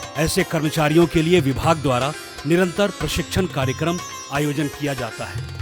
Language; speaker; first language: Hindi; native; Hindi